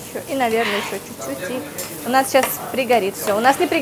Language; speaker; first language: Russian; native; Russian